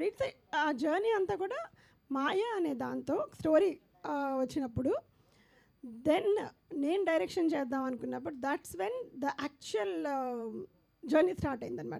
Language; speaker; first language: Telugu; native; Telugu